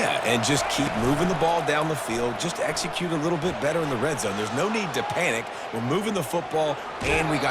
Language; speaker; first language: English; native; English